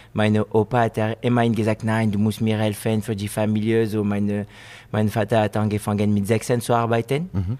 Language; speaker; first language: German; non-native, fluent; French